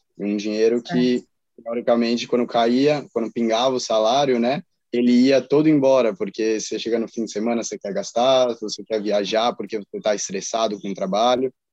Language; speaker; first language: Portuguese; native; Portuguese